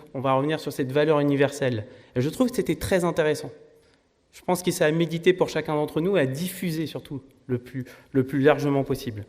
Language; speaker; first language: French; native; French